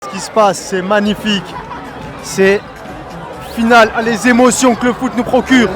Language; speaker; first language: French; native; French